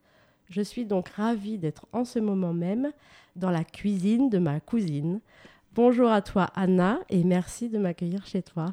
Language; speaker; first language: French; native; French